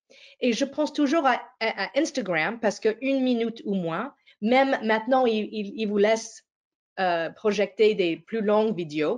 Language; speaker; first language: French; non-native, fluent; English